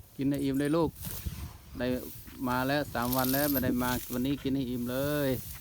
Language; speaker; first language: Thai; non-native, local second language; Northern Khmer